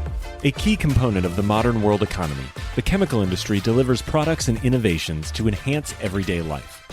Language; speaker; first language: English; native; English